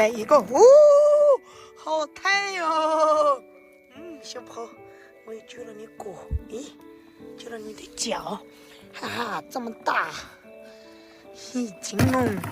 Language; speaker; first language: Chinese; native; Chinese